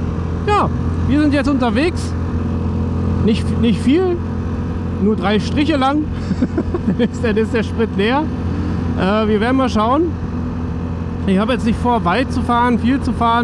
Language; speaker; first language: German; native; German